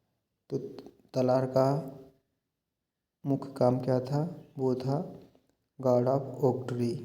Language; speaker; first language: Hindi; native; Hindi